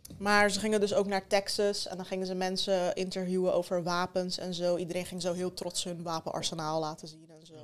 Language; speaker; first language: Dutch; early bilingual, other home language; Turkish